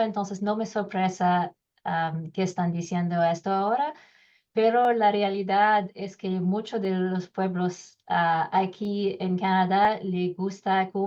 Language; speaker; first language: Spanish; non-native, learner; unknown